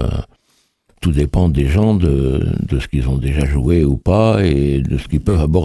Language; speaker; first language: French; native; French